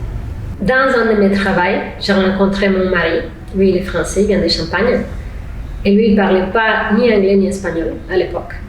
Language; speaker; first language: French; non-native, fluent; Spanish